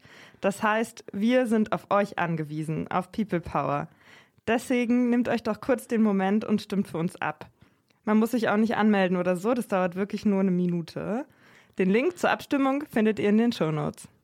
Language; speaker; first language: German; native; German